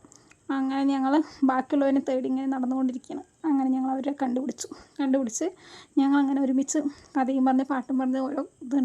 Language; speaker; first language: Malayalam; native; Malayalam